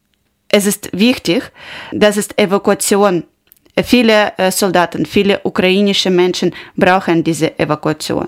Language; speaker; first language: German; non-native, learner; Ukrainian